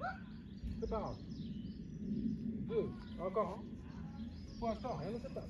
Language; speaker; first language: French; native; French